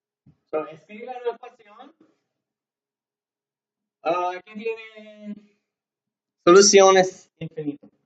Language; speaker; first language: Spanish; non-native, learner; English